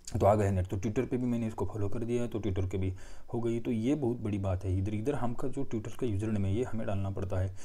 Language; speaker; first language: Hindi; non-native, local second language; Marathi